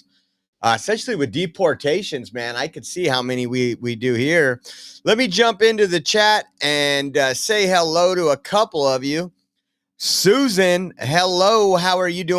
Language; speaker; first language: English; native; English